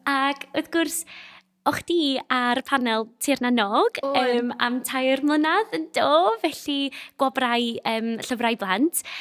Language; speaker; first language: Welsh; non-native, local second language; English